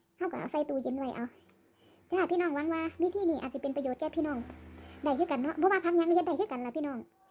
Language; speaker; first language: Thai; native; Thai